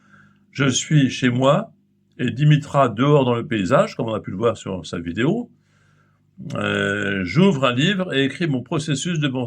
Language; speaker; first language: French; native; French